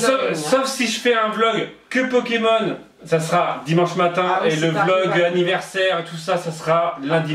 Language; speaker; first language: French; native; French